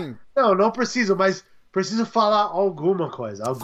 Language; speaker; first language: Portuguese; non-native, learner; English